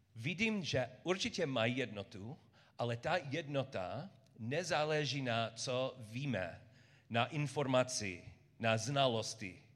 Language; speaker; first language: Czech; non-native, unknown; English